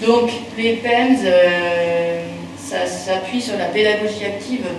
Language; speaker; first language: French; native; French